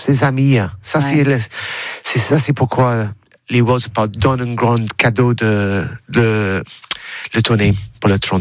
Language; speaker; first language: French; non-native, learner; English